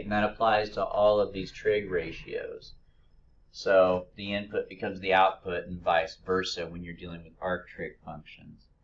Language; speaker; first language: English; native; English